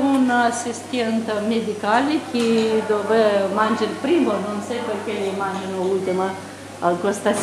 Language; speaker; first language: Italian; non-native, learner; Romanian